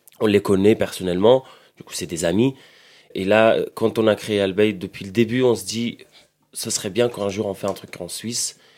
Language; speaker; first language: French; non-native, fluent; Arabic